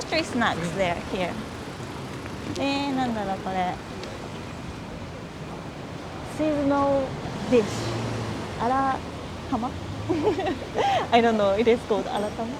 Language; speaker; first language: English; non-native, fluent; Japanese